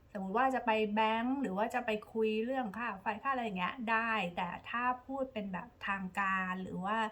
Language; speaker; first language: Thai; native; Thai